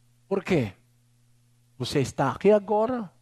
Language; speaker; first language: Portuguese; non-native, learner; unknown